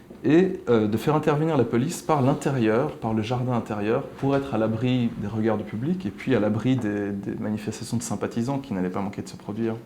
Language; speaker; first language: French; native; French